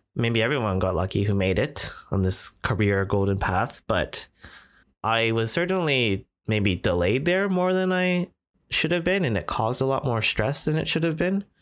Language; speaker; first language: English; native; English